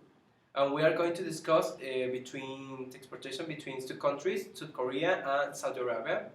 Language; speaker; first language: English; non-native, learner; Spanish